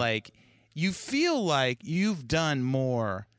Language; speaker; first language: English; native; English